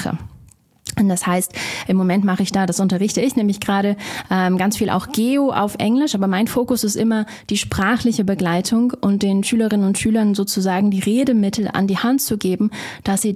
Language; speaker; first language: German; native; German